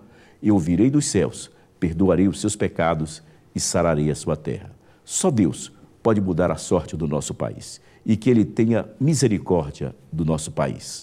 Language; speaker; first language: Portuguese; native; Portuguese